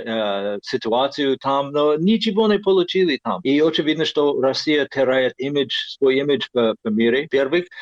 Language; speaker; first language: Russian; non-native, fluent; English